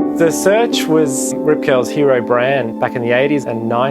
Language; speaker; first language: English; native; English